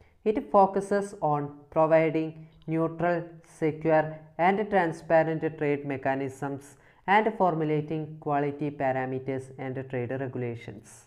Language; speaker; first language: English; non-native, local second language; Malayalam